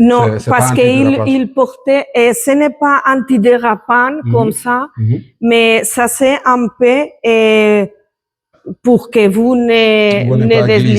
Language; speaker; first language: French; non-native, learner; Spanish